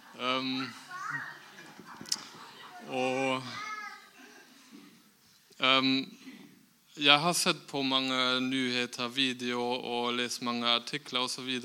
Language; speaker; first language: Norwegian; non-native, fluent; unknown